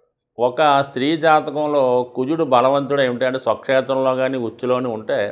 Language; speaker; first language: Telugu; native; Telugu